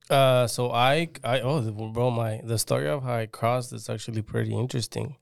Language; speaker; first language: English; early bilingual, other home language; Spanish